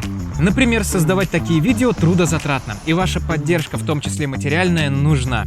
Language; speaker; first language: Russian; native; Russian